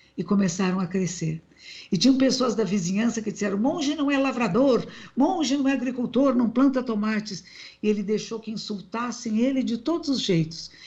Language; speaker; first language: Portuguese; native; Portuguese